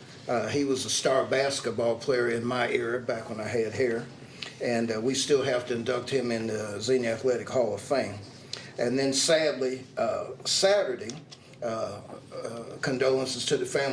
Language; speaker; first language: English; native; English